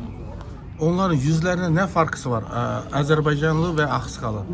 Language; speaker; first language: Turkish; non-native, learner; Kazakh